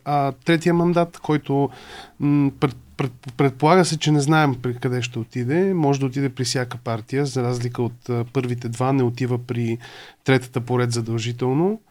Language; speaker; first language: Bulgarian; native; Bulgarian